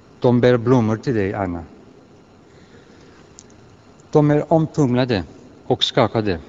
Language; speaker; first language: Swedish; non-native, fluent; Greek